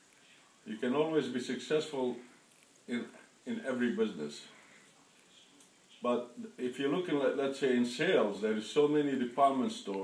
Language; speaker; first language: English; non-native, fluent; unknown